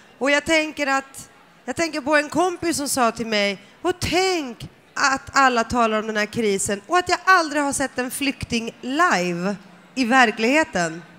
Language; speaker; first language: Swedish; early bilingual, other home language; Greek